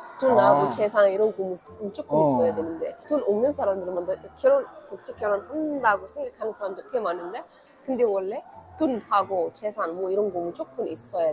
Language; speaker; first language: Korean; non-native, fluent; Arabic